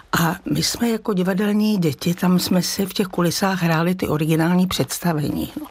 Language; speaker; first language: Czech; native; Czech